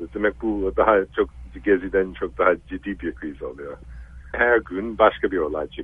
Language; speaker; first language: Turkish; non-native, fluent; English